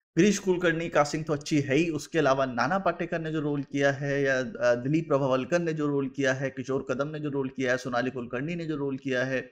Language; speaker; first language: Hindi; native; Hindi